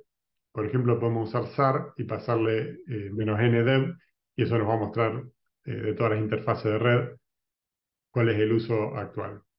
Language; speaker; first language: Spanish; native; Spanish